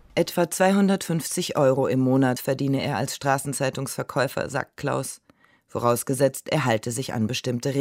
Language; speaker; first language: German; native; German